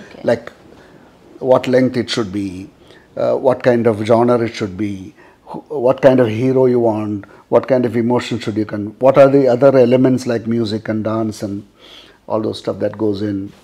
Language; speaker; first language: English; non-native, local second language; Malayalam